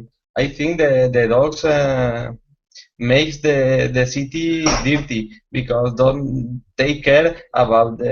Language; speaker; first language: English; non-native, learner; Spanish